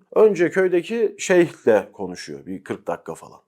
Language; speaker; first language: Turkish; native; Turkish